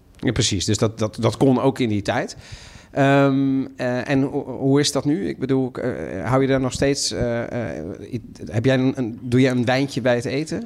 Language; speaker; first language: Dutch; early bilingual, other home language; Italian